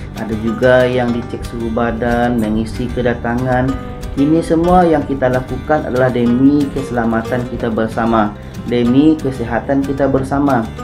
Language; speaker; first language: Malay; native; Malay